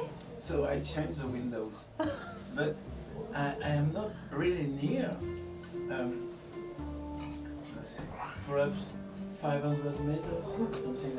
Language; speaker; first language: English; non-native, fluent; French